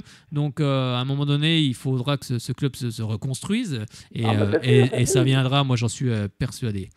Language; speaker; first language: French; native; French